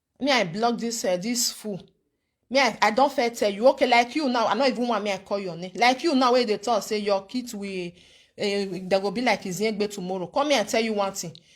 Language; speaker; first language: Nigerian Pidgin; non-native, local second language; Bini